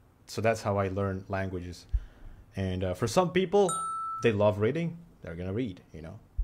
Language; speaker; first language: English; non-native, fluent; Indonesian